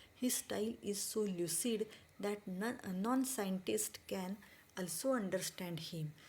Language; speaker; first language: English; non-native, local second language; Marathi